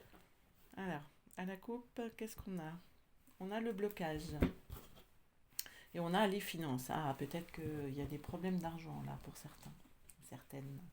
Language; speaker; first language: French; native; French